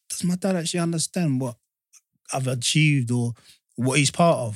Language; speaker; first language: English; native; English